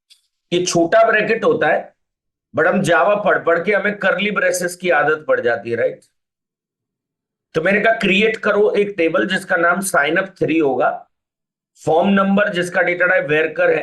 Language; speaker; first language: Hindi; native; Hindi